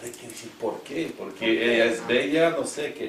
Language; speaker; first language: Spanish; non-native, fluent; French